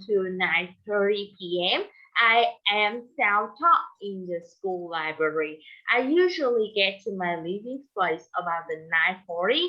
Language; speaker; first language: English; non-native, fluent; Vietnamese